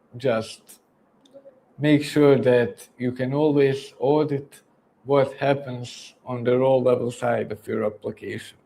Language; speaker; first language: English; non-native, fluent; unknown